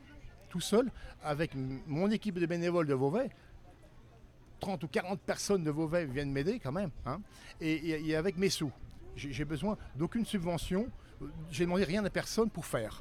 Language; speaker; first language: French; native; French